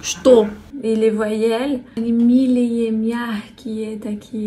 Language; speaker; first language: Russian; non-native, fluent; French